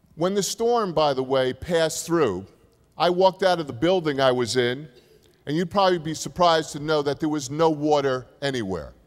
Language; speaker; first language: English; native; English